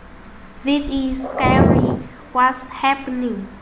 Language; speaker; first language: English; non-native, learner; Vietnamese